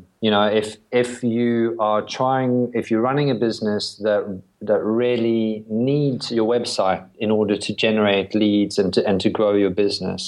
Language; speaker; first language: English; native; English